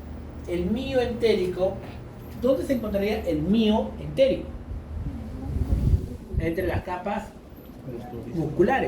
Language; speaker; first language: Spanish; native; Spanish